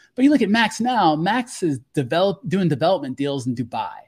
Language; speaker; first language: English; native; English